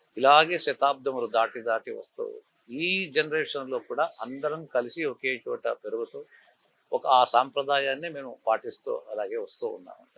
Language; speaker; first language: Telugu; native; Telugu